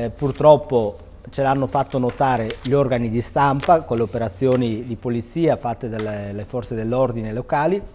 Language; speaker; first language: Italian; native; Italian